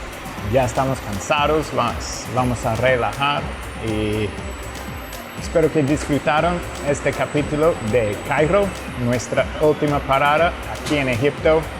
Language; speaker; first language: Spanish; non-native, fluent; English